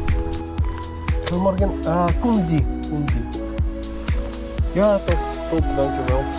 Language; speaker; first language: Dutch; non-native, learner; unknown